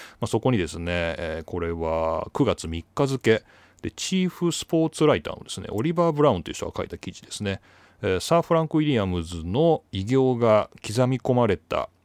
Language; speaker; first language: Japanese; native; Japanese